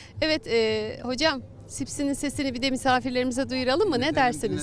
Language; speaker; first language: Turkish; native; Turkish